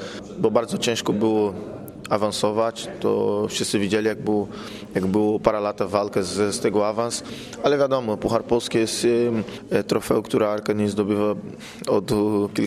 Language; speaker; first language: Polish; non-native, fluent; Portuguese